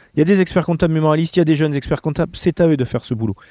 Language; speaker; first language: French; native; French